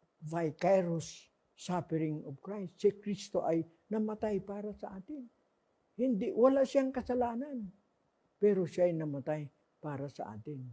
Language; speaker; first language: Filipino; non-native, local second language; Cebuano